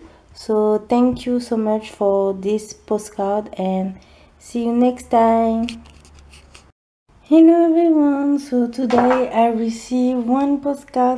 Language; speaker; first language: English; non-native, learner; French